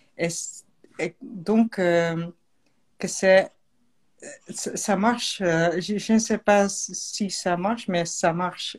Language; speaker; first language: French; non-native, learner; Dutch